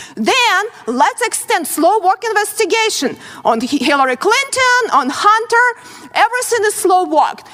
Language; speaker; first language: English; non-native, fluent; Ukrainian